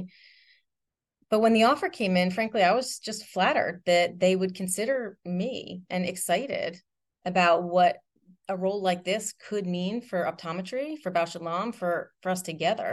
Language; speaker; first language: English; native; English